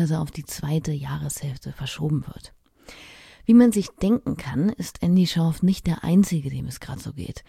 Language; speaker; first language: German; native; German